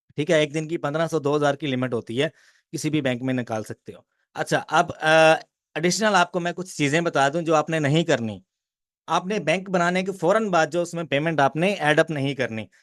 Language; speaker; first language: Urdu; non-native, local second language; Punjabi